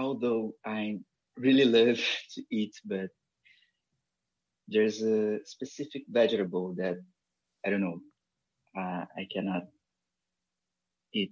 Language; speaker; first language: English; non-native, fluent; Portuguese